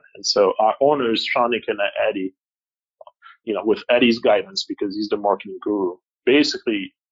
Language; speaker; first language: English; non-native, fluent; French